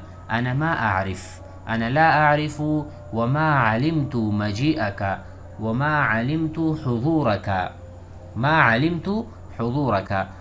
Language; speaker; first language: Arabic; non-native, fluent; Urdu